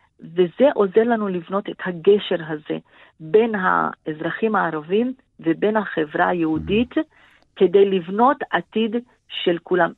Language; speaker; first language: Hebrew; non-native, local second language; Arabic